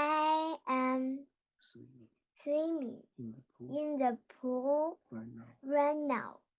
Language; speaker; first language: English; non-native, learner; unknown